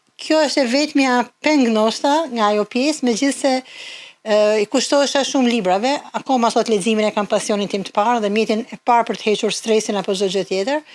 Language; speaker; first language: Albanian; native; Albanian